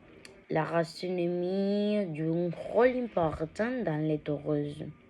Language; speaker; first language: French; non-native, learner; Spanish